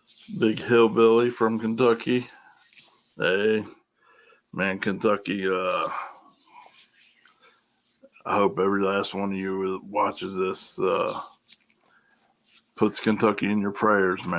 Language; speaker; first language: English; native; English